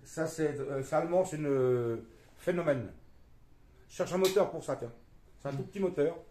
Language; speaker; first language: French; native; French